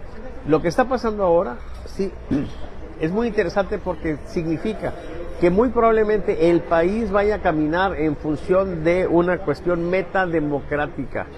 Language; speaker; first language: Spanish; native; Spanish